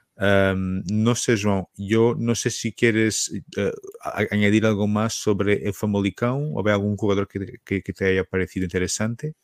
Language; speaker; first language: Spanish; non-native, fluent; Portuguese